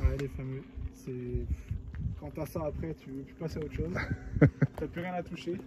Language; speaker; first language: French; native; French